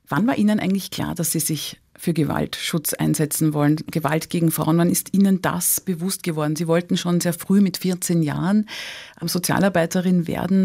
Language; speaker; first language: German; native; German